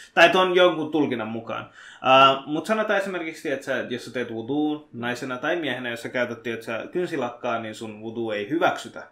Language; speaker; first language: Finnish; early bilingual, other home language; Bangla